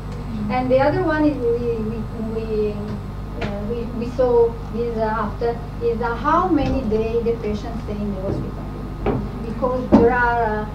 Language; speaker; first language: English; non-native, fluent; Italian